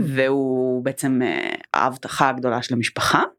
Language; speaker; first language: Hebrew; native; Hebrew